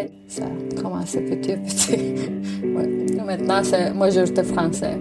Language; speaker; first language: French; non-native, fluent; Turkish